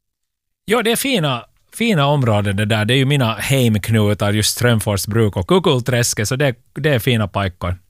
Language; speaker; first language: Swedish; native; Swedish